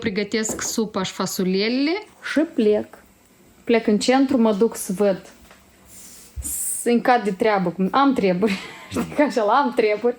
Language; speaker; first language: Romanian; native; Romanian